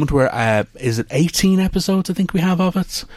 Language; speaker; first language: English; native; English